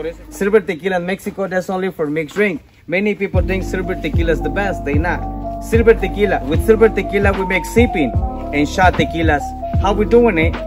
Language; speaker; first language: English; non-native, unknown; Spanish